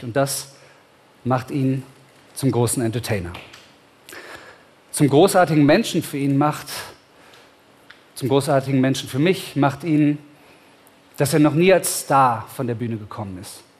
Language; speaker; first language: German; native; German